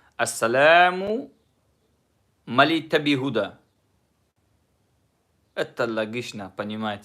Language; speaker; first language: Russian; non-native, fluent; Tajik